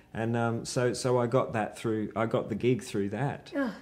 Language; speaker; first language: English; native; English